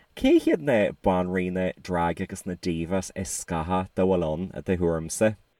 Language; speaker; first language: Irish; native; Irish